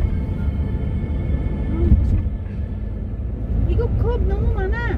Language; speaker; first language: Korean; non-native, learner; Filipino